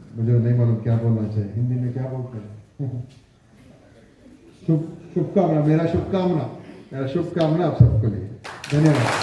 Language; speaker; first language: Hindi; non-native, local second language; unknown